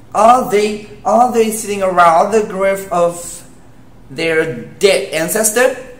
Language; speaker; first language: English; non-native, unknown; Vietnamese